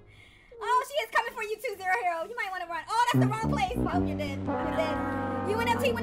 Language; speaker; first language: English; native; English